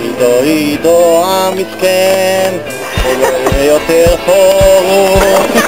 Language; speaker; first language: Hebrew; native; Hebrew